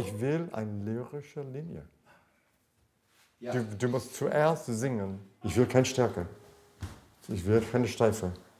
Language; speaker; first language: German; non-native, fluent; English